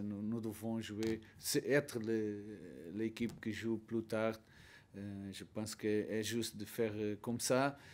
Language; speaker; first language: French; non-native, learner; Portuguese